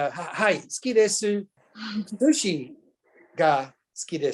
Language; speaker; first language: Japanese; non-native, learner; English